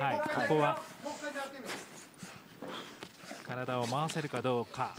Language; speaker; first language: Japanese; native; Japanese